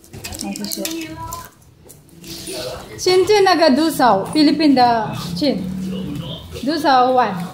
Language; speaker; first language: Chinese; non-native, learner; Filipino